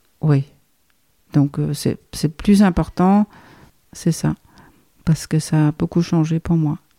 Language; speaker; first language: French; non-native, fluent; Danish